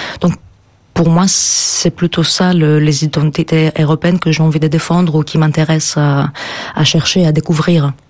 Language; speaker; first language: French; non-native, fluent; Greek